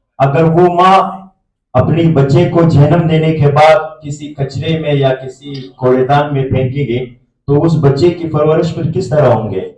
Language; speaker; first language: Urdu; non-native, local second language; Pashto